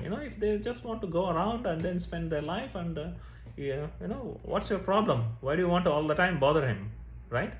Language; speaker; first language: English; non-native, local second language; Tamil